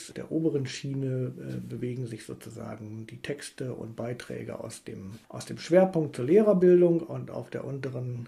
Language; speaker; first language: German; native; German